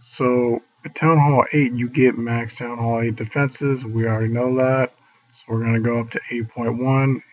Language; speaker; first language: English; native; English